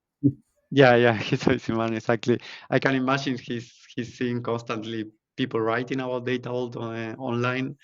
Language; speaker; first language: English; non-native, fluent; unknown